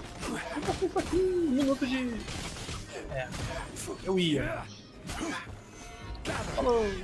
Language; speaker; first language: Portuguese; native; Portuguese